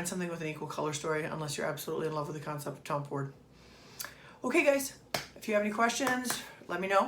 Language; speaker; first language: English; native; English